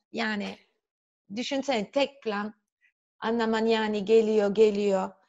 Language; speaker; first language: Turkish; early bilingual, heritage; Turkish